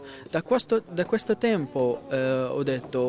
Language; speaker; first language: Italian; non-native, learner; Arabic